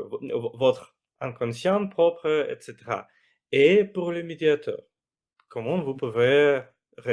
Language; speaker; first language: French; non-native, fluent; Russian